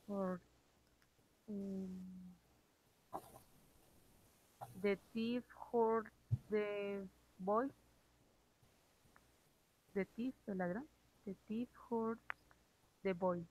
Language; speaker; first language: English; non-native, learner; Spanish